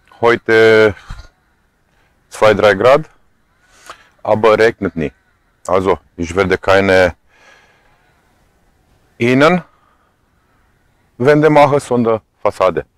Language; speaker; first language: German; non-native, fluent; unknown